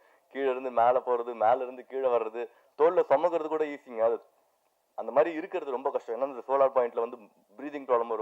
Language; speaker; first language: Tamil; native; Tamil